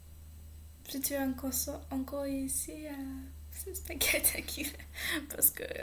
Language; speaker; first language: French; non-native, learner; English